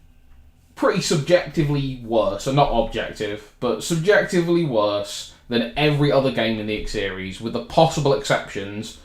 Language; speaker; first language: English; native; English